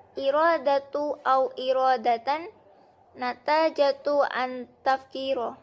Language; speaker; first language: Arabic; non-native, learner; Indonesian